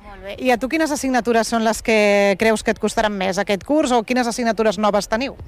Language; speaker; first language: Catalan; native; Catalan